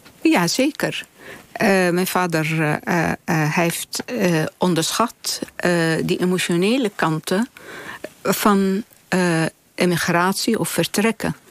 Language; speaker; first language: Dutch; non-native, fluent; Arabic